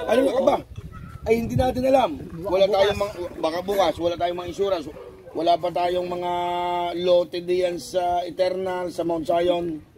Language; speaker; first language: Filipino; non-native, local second language; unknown